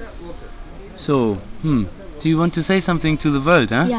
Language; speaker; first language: English; non-native, fluent; German